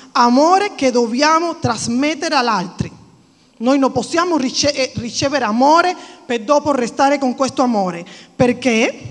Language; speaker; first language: Italian; non-native, fluent; Spanish